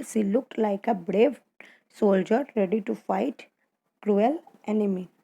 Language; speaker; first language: English; non-native, local second language; Gujarati